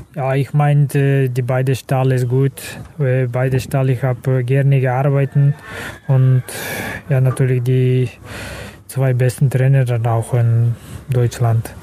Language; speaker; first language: German; non-native, learner; Kazakh